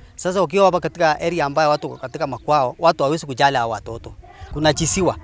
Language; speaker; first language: Swahili; non-native, local second language; Kalenjin